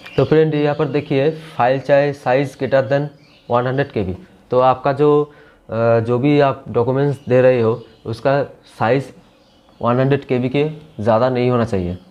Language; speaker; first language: Hindi; non-native, local second language; Bangla